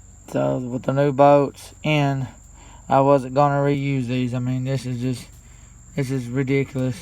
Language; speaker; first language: English; native; English